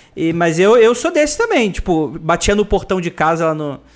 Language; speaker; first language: Portuguese; native; Portuguese